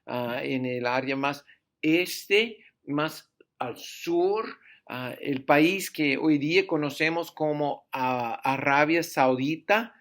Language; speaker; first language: Spanish; non-native, fluent; English